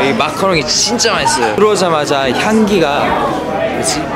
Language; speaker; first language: Korean; early bilingual, heritage; Korean